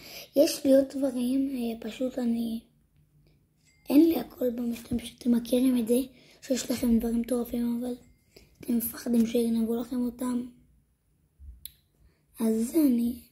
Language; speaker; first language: Hebrew; native; Hebrew